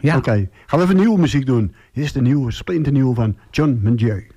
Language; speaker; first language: Dutch; native; Dutch